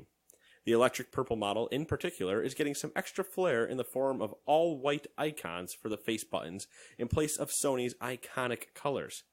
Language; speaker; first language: English; native; English